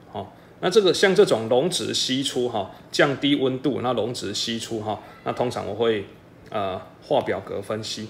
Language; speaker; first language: Chinese; native; Chinese